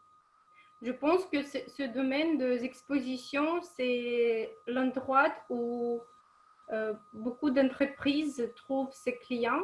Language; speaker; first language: French; non-native, fluent; Russian